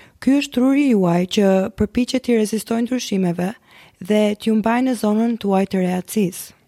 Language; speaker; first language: Albanian; early bilingual, heritage; Albanian